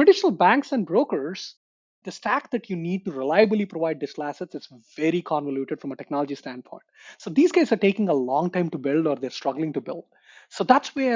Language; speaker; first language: English; non-native, local second language; Telugu